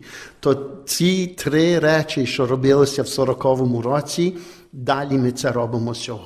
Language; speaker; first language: Ukrainian; early bilingual, heritage; Ukrainian